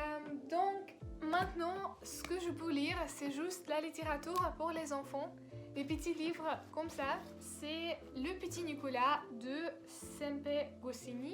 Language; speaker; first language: French; non-native, learner; Russian